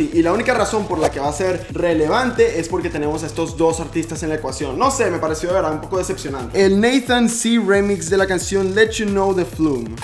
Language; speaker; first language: Spanish; native; Spanish